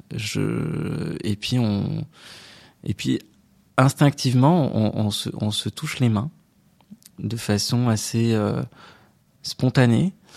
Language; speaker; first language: French; non-native, local second language; Arabic